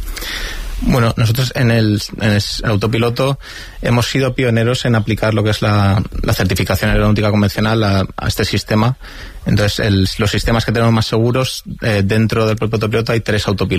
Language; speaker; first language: Spanish; native; Spanish